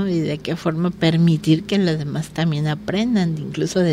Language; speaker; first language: Spanish; native; Spanish